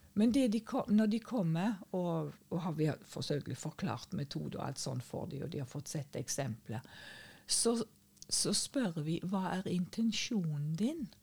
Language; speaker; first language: Norwegian; native; Norwegian